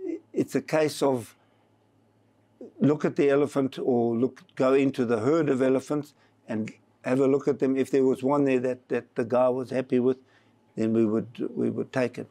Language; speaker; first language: English; native; English